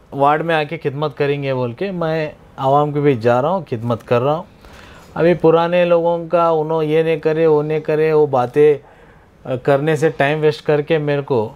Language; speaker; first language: Hindi; non-native, local second language; Urdu